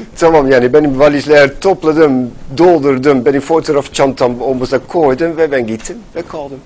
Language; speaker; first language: Turkish; non-native, fluent; Dutch